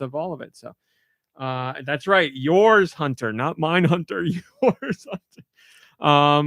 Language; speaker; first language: English; native; English